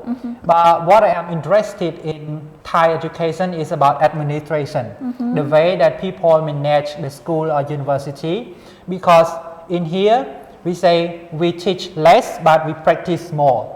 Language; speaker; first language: English; non-native, fluent; Khmer